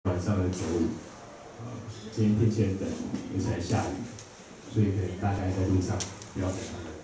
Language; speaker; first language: Chinese; native; Chinese